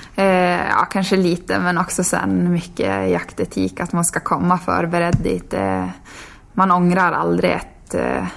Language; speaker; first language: Swedish; native; Swedish